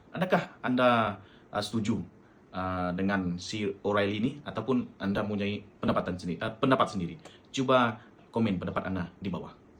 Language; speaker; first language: Malay; native; Malay